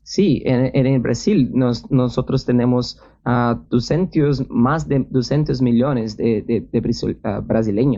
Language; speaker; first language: Spanish; non-native, learner; Portuguese